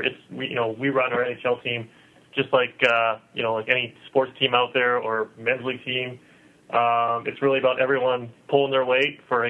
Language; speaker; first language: English; native; English